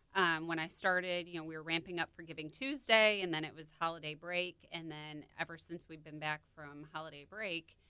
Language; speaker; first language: English; native; English